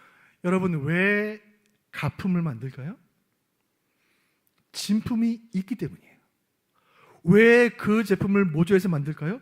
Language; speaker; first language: Korean; native; Korean